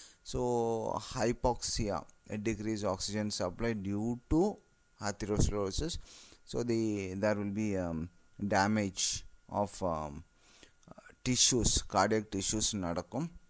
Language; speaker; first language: English; non-native, local second language; Tamil